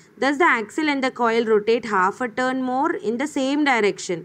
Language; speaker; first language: English; non-native, local second language; Malayalam